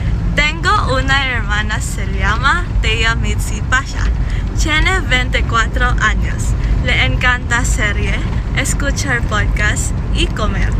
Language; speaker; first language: Spanish; non-native, learner; Filipino